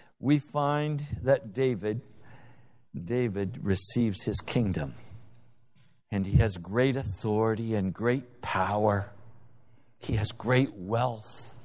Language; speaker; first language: English; native; English